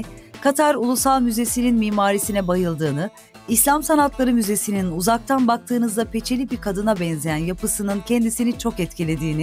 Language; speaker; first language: Turkish; native; Turkish